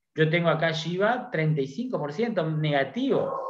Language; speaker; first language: Spanish; native; Spanish